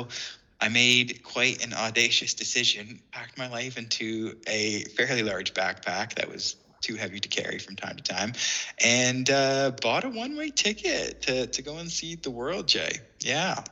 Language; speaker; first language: English; native; English